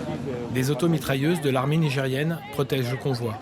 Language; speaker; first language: French; native; French